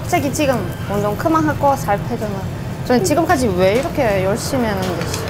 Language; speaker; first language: Korean; non-native, learner; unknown